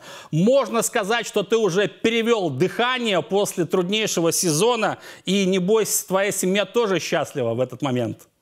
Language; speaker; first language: Russian; native; Russian